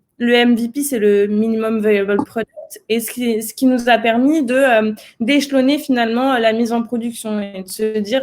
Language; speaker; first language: French; native; French